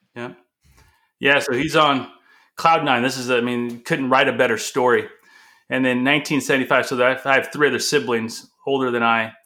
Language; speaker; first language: English; early bilingual, other home language; Portuguese